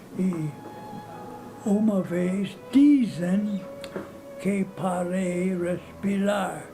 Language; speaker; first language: Portuguese; non-native, fluent; English